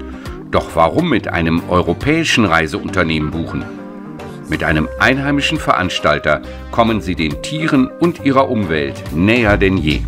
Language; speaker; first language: German; native; German